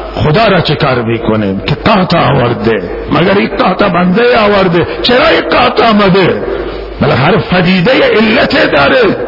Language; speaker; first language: Persian; non-native, local second language; Baluchi